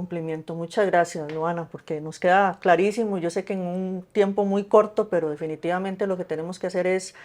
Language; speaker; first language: Spanish; native; Spanish